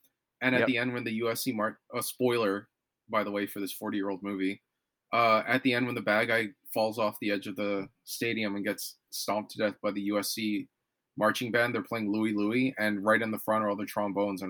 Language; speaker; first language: English; native; English